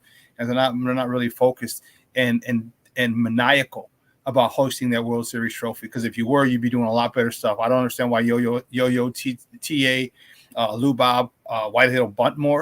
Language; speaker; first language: English; native; English